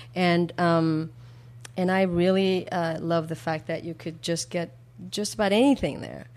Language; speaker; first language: English; early bilingual, other home language; Korean